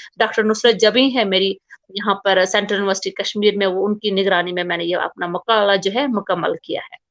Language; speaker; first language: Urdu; non-native, local second language; Kashmiri